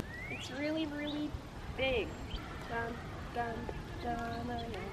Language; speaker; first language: English; early bilingual, other home language; Russian